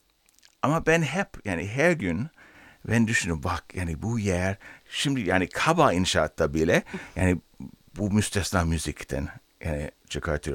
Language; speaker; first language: Turkish; non-native, learner; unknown